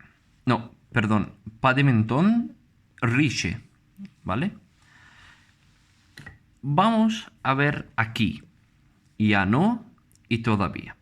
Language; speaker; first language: Spanish; non-native, fluent; Arabic